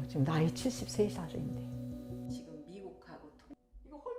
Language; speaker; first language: Korean; native; Korean